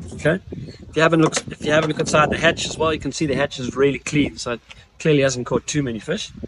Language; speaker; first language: English; native; English